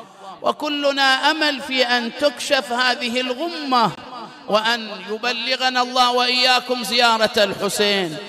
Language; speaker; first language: Arabic; native; Arabic